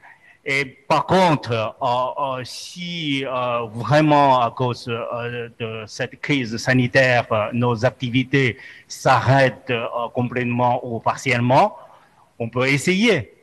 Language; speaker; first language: French; non-native, fluent; Chinese